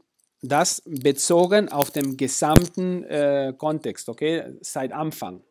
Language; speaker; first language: German; non-native, fluent; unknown